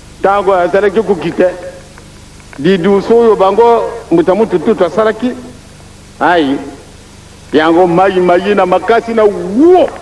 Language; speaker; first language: Lingala; non-native, local second language; Kongo